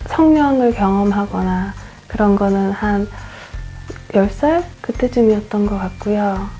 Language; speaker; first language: Korean; early bilingual, other home language; English